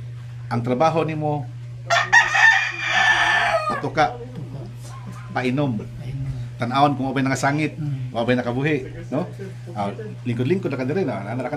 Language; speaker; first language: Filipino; non-native, local second language; Cebuano